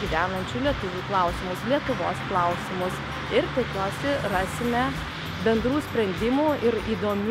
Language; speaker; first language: Lithuanian; native; Lithuanian